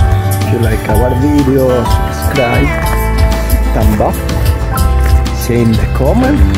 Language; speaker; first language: English; non-native, learner; Italian